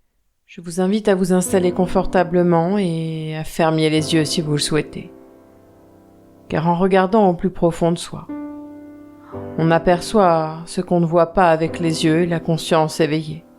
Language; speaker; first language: French; native; French